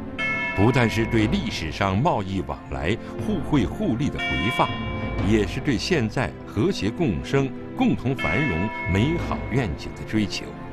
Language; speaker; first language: Chinese; native; Chinese